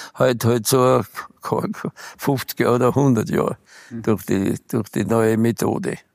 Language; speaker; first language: German; native; German